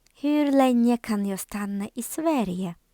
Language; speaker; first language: Swedish; non-native, fluent; Ukrainian